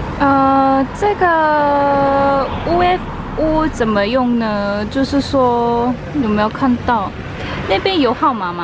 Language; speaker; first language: Chinese; non-native, fluent; Korean